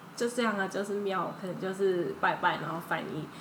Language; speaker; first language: Chinese; early bilingual, heritage; Chinese